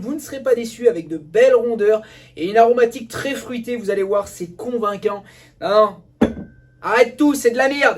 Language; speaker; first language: French; native; French